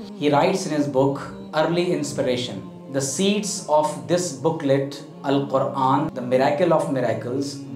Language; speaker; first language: English; non-native, local second language; Urdu